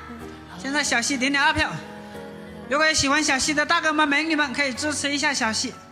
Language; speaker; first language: Chinese; native; Chinese